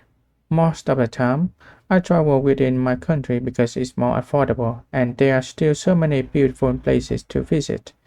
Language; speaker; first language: English; non-native, learner; Vietnamese